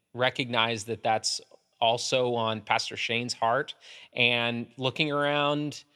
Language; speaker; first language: English; native; English